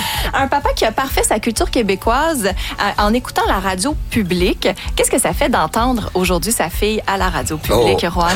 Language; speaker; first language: French; native; French